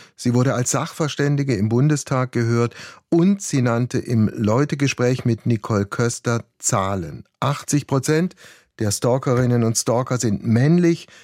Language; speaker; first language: German; native; German